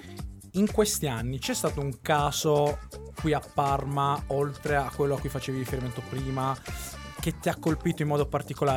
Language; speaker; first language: Italian; native; Italian